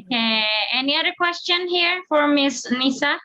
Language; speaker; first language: English; non-native, fluent; Indonesian